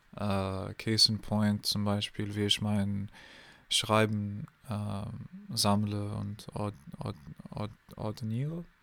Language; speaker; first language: German; non-native, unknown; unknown